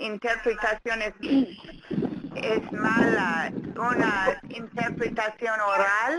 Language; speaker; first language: Spanish; non-native, fluent; English